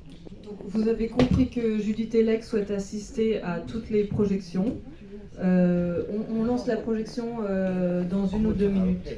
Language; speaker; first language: French; native; French